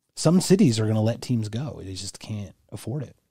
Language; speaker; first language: English; native; English